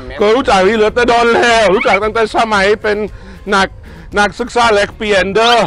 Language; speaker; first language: Thai; non-native, fluent; English